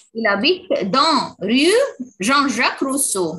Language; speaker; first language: French; non-native, fluent; Arabic